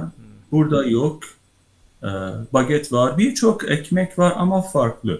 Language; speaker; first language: Turkish; non-native, learner; Persian